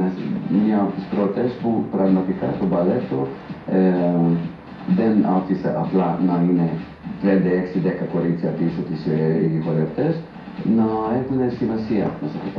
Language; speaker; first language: Greek; non-native, fluent; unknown